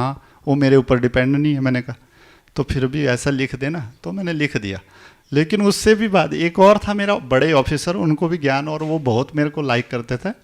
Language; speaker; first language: Hindi; native; Hindi